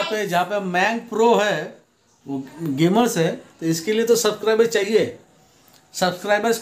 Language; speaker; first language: Hindi; native; Hindi